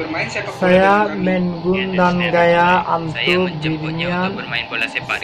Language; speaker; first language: Indonesian; non-native, learner; Bangla